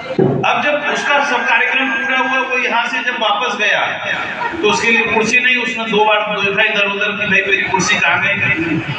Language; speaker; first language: Hindi; native; Hindi